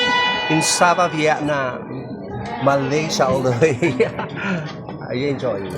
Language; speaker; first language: English; non-native, local second language; Filipino